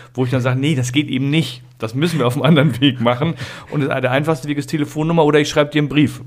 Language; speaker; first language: German; native; German